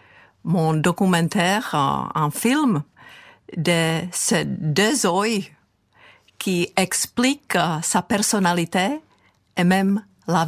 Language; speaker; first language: French; non-native, fluent; Czech